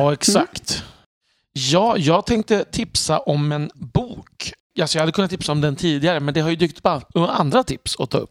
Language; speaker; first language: Swedish; native; Swedish